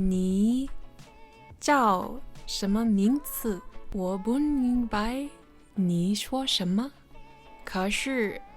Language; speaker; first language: Chinese; non-native, learner; English